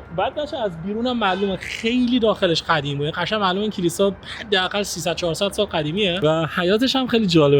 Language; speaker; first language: Persian; native; Persian